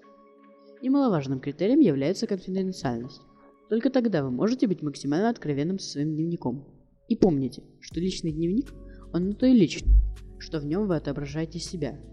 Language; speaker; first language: Russian; native; Russian